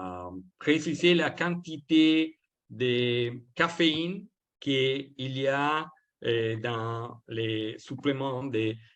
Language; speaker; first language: French; non-native, learner; Italian